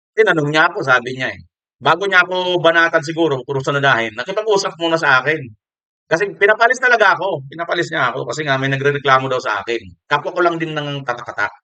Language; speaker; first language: Filipino; non-native, local second language; Waray